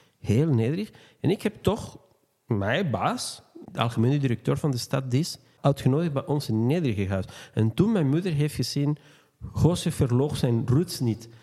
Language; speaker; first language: Dutch; non-native, fluent; Spanish